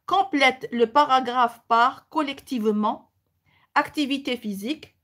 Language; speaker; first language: French; non-native, local second language; Arabic